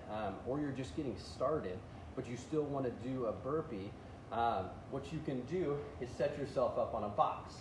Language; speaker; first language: English; native; English